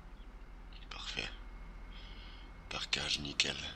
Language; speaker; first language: French; native; French